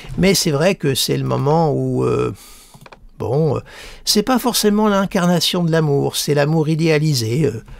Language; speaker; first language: French; native; French